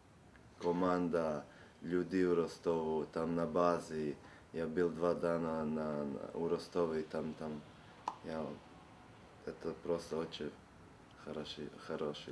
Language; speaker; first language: Russian; non-native, learner; Serbian